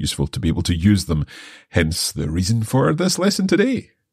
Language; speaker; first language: English; native; English